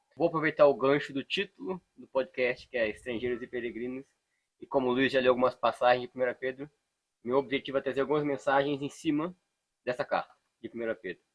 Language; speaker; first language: Portuguese; native; Portuguese